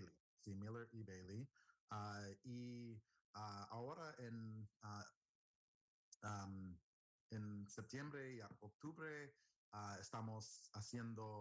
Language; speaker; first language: Spanish; non-native, learner; English